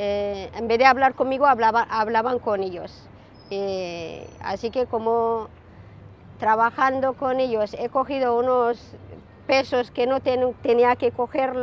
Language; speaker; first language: Spanish; non-native, learner; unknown